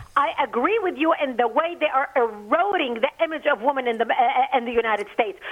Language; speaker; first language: English; non-native, fluent; Arabic